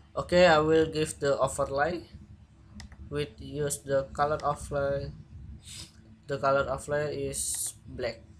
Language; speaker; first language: English; non-native, learner; Indonesian